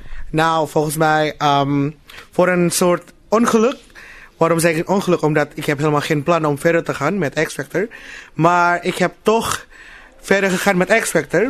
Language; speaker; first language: Dutch; non-native, learner; Indonesian